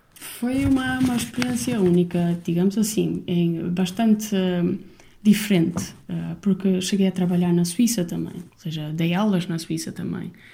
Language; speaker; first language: Portuguese; non-native, fluent; Albanian